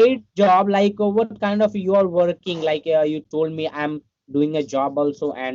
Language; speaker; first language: English; non-native, learner; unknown